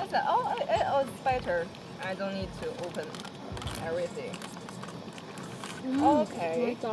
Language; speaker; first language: English; non-native, fluent; Chinese